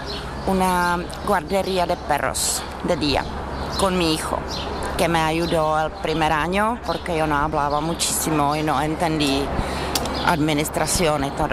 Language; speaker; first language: Spanish; non-native, fluent; Czech